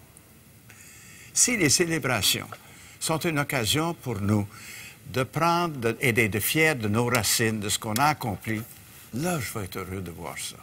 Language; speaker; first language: French; native; French